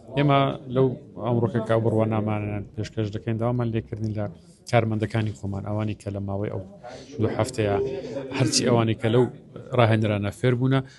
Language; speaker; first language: Central Kurdish; native; Central Kurdish